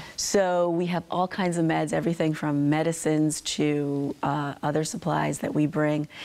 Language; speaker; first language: English; native; English